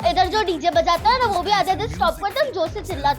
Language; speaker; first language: Hindi; non-native, local second language; Gujarati